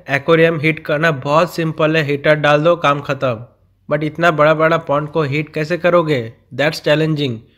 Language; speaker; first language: Hindi; non-native, local second language; Bangla